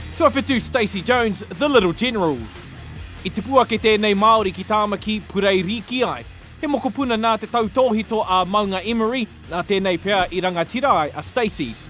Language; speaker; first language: Māori; non-native, local second language; English